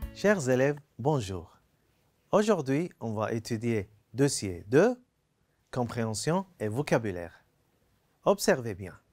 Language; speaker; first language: French; non-native, fluent; Arabic